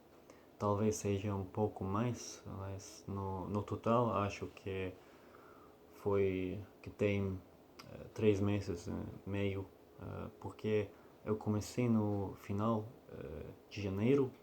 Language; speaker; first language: Portuguese; non-native, learner; Russian